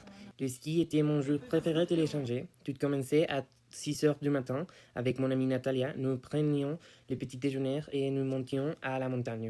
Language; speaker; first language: French; non-native, learner; Spanish